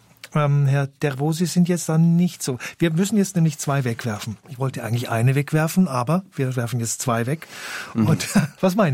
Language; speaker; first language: German; native; German